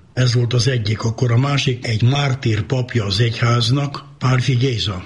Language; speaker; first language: Hungarian; native; Hungarian